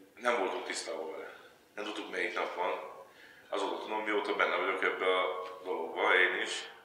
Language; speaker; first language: Hungarian; native; Hungarian